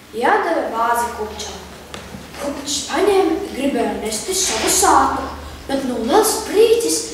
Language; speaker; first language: Latvian; native; Latvian